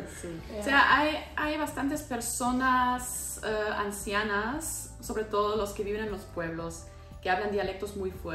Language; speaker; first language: Spanish; non-native, fluent; German